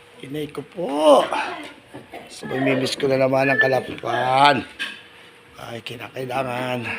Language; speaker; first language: Filipino; native; Filipino